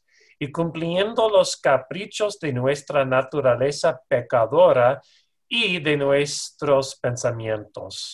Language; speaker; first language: Spanish; non-native, fluent; English